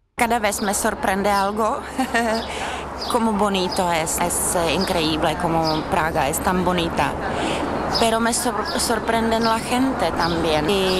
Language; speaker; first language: Spanish; non-native, fluent; Czech